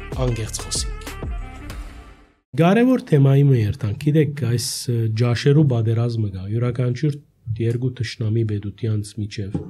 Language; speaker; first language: Armenian; early bilingual, heritage; Armenian